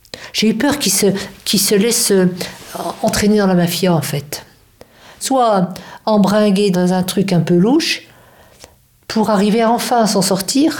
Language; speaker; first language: French; native; French